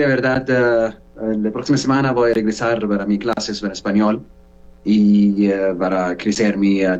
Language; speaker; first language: Spanish; non-native, learner; Arabic